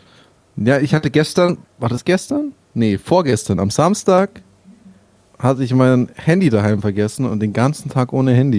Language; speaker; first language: German; native; German